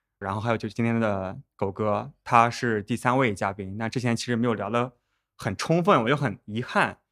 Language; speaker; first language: Chinese; native; Chinese